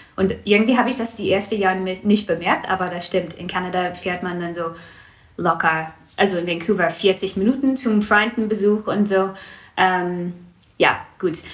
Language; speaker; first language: German; non-native, fluent; English